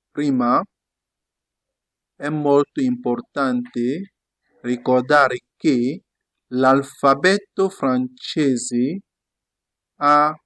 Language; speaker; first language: Italian; non-native, fluent; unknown